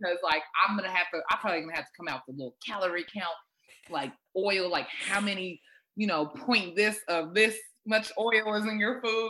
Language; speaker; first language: English; non-native, local second language; Shona